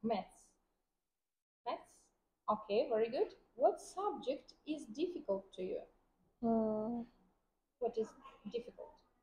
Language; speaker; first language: English; non-native, fluent; Vietnamese